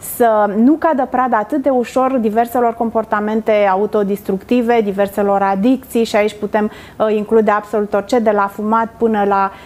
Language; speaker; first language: Romanian; native; Romanian